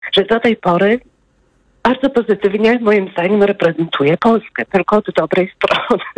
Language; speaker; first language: Polish; native; Polish